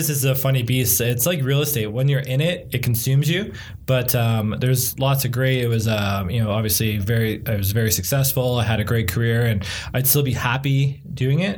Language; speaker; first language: English; native; English